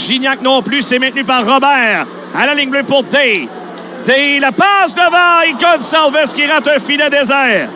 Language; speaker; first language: French; native; French